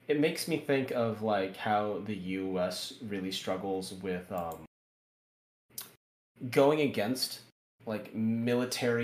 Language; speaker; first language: English; native; English